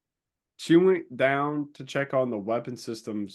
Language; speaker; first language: English; native; English